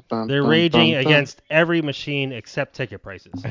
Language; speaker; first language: English; native; English